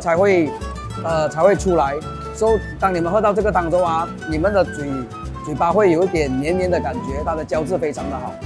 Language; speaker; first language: Chinese; native; Chinese